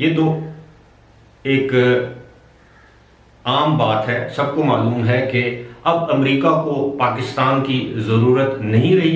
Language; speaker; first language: Urdu; native; Urdu